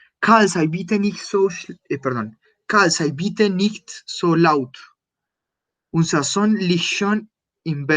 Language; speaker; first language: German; non-native, fluent; Spanish